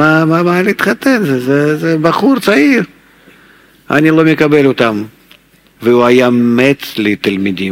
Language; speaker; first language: Hebrew; non-native, fluent; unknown